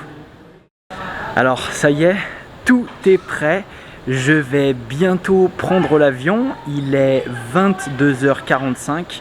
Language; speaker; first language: French; native; French